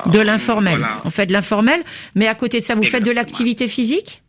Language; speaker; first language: French; native; French